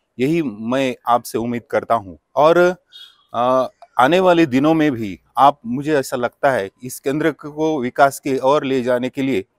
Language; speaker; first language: Hindi; non-native, local second language; Marathi